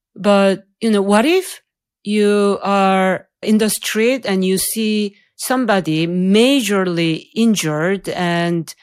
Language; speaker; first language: English; non-native, fluent; Korean